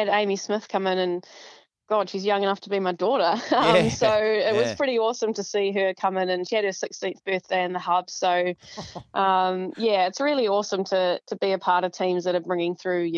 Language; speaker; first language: English; native; English